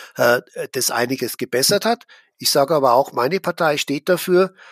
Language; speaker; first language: German; native; German